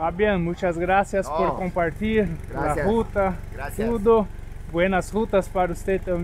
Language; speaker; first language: Spanish; non-native, learner; Portuguese